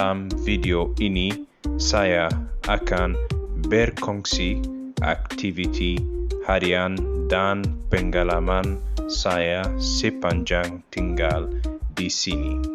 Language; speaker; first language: Indonesian; non-native, learner; Arabic